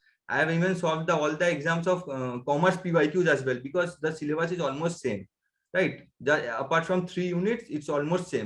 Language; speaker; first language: English; non-native, local second language; Bangla